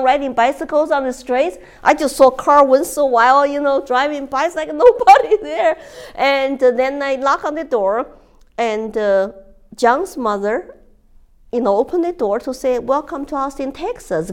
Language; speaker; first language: English; non-native, fluent; Chinese